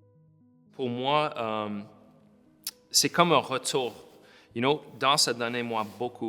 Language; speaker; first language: French; non-native, local second language; English